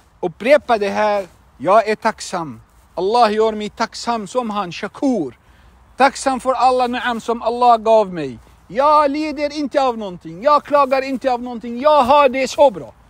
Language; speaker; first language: Swedish; non-native, fluent; Arabic